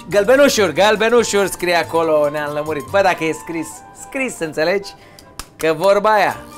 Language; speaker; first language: Romanian; native; Romanian